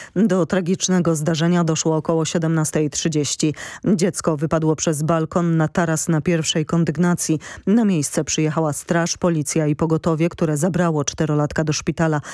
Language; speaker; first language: Polish; native; Polish